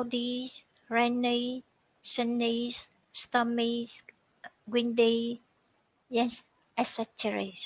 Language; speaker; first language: English; non-native, learner; Vietnamese